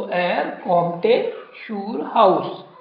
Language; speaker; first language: German; non-native, learner; Hindi